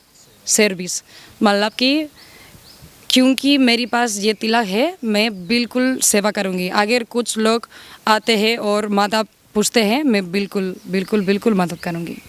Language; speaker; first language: Hindi; non-native, learner; Spanish